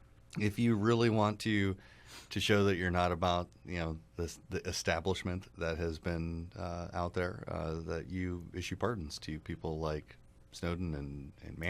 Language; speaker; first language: English; native; English